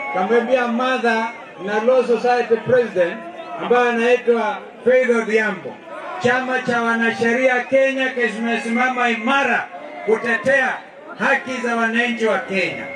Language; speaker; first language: Swahili; non-native, local second language; Kikuyu